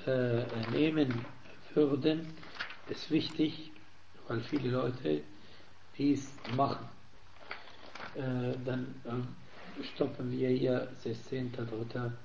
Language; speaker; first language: German; non-native, fluent; Arabic